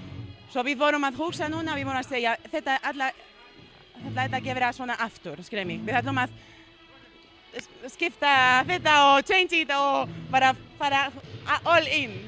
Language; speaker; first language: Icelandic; non-native, learner; Spanish